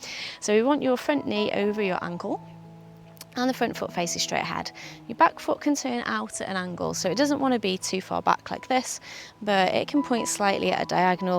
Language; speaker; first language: English; native; English